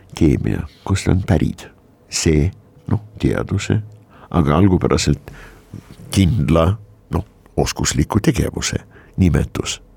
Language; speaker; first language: Estonian; native; Estonian